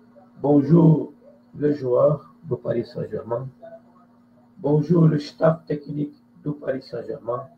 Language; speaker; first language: French; non-native, fluent; Portuguese